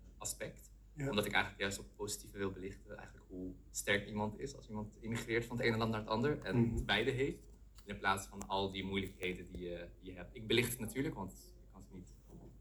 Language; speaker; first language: Dutch; early bilingual, other home language; Arabic